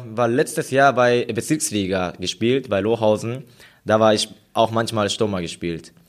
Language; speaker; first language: German; non-native, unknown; Japanese